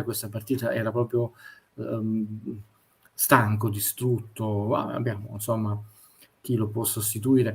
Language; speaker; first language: Italian; native; Italian